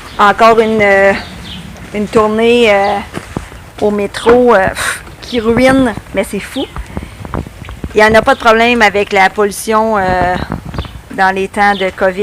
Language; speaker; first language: French; native; French